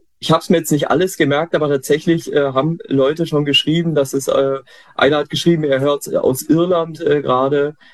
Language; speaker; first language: German; native; German